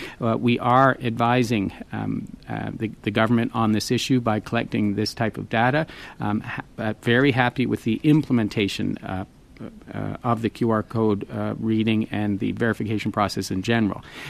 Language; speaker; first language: English; native; English